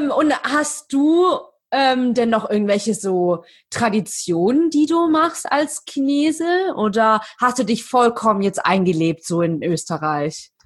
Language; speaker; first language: German; native; German